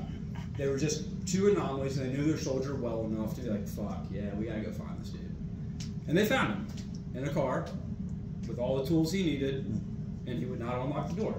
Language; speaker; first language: English; native; English